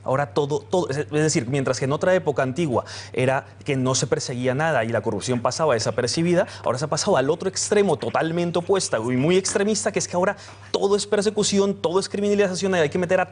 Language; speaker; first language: Spanish; native; Spanish